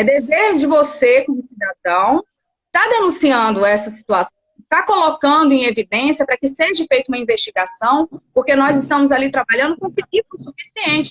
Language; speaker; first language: Portuguese; native; Portuguese